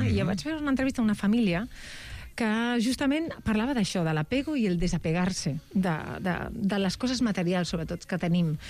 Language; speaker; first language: Catalan; non-native, local second language; Spanish